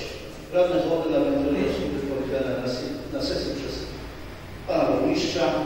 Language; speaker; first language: Polish; native; Polish